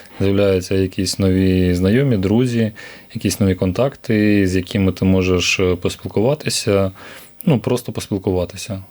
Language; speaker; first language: Ukrainian; native; Ukrainian